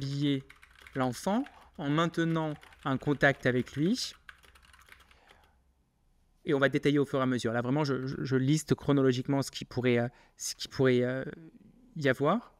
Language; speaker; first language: French; native; French